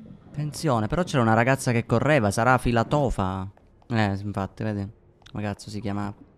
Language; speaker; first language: Italian; native; Italian